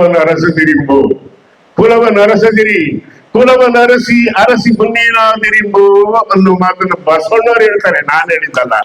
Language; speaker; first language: Kannada; native; Kannada